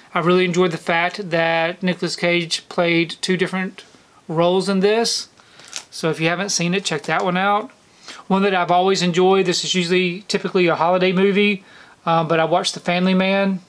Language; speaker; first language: English; native; English